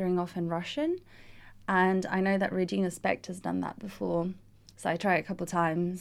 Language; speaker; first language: English; non-native, fluent; Russian